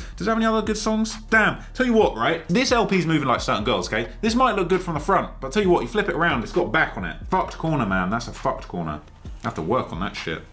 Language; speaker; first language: English; native; English